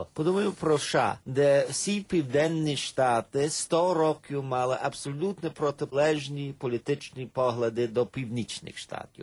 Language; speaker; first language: Ukrainian; early bilingual, heritage; Ukrainian